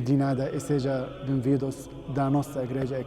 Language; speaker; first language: Portuguese; non-native, learner; Arabic